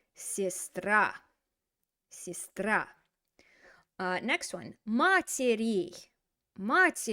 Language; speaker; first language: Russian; non-native, fluent; English